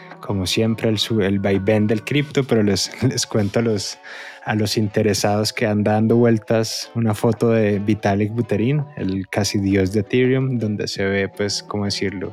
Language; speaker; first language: Spanish; native; Spanish